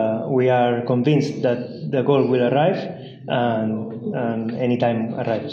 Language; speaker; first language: English; non-native, fluent; Spanish